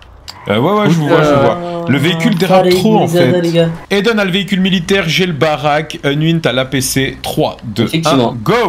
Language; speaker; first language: French; native; French